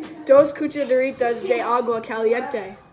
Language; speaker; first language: Spanish; non-native, learner; English